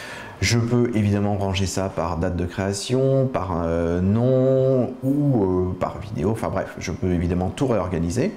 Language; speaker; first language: French; native; French